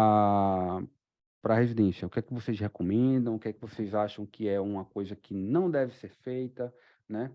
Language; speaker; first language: Portuguese; native; Portuguese